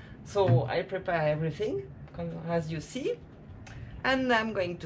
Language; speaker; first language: English; non-native, learner; French